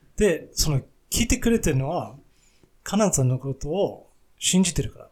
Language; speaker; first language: Japanese; non-native, fluent; English